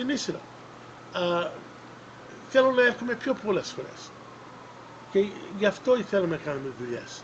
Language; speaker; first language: Greek; early bilingual, other home language; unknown